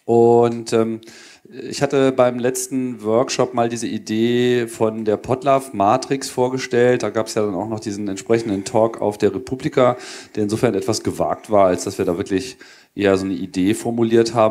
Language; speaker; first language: German; native; German